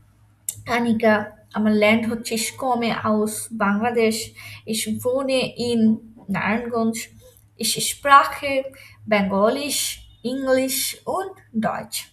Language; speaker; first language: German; non-native, fluent; Bangla